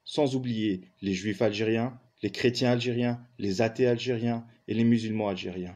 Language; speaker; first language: French; non-native, local second language; Kabyle